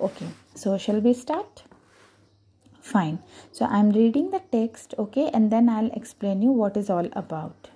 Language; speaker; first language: English; non-native, local second language; Hindi